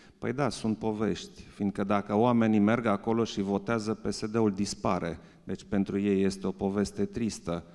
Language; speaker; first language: Romanian; non-native, local second language; German